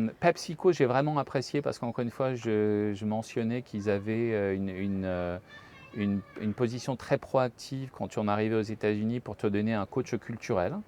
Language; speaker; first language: French; native; French